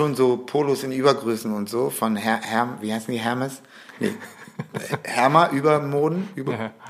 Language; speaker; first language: German; native; German